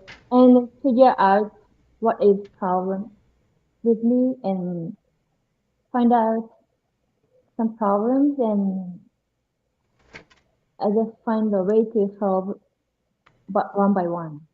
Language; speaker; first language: English; non-native, learner; Japanese